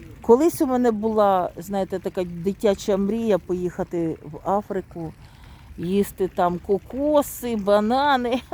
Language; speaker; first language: Ukrainian; native; Ukrainian